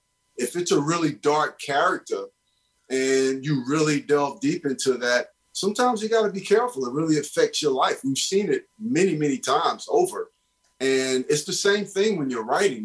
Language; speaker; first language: English; native; English